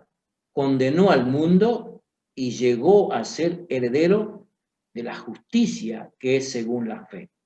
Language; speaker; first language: Spanish; native; Spanish